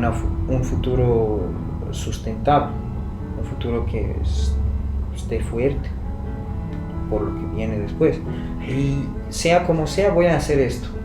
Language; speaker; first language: Spanish; non-native, fluent; Persian